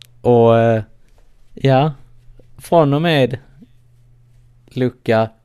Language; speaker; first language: Swedish; native; Swedish